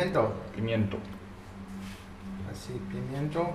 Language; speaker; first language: Spanish; non-native, learner; Arabic